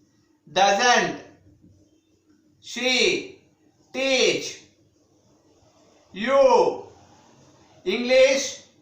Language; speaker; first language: English; non-native, local second language; Telugu